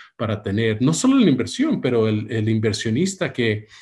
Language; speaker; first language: Spanish; early bilingual, heritage; Spanish